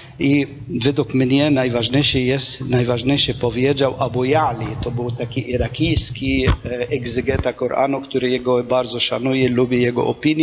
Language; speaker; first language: Polish; non-native, fluent; Arabic